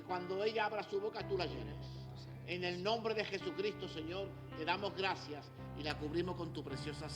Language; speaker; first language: Spanish; native; Spanish